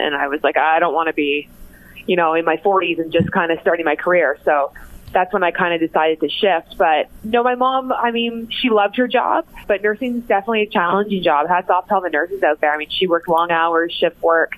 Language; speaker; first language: English; native; English